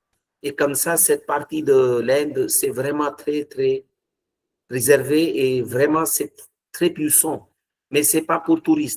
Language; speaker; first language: French; non-native, fluent; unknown